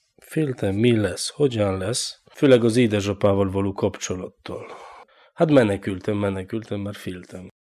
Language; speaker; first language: Hungarian; non-native, learner; Polish